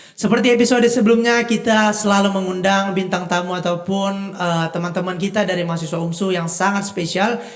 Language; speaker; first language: Indonesian; native; Indonesian